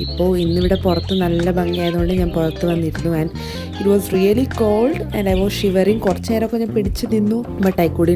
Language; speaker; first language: Malayalam; native; Malayalam